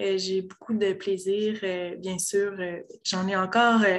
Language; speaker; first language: French; native; French